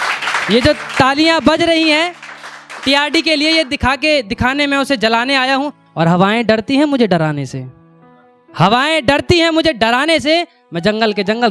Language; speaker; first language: Hindi; native; Hindi